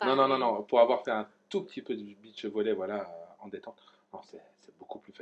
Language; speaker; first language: French; native; French